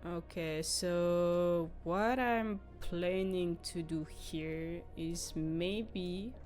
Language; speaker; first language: English; non-native, fluent; French